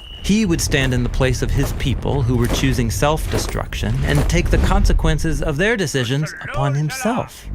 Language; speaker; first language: English; native; English